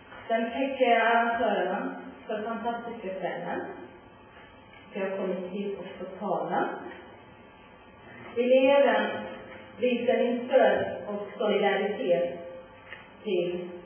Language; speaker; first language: Swedish; non-native, learner; Persian